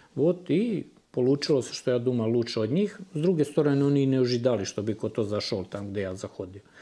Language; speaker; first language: Russian; non-native, fluent; Serbian